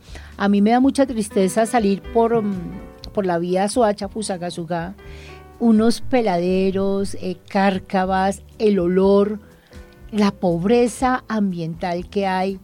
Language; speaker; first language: Spanish; native; Spanish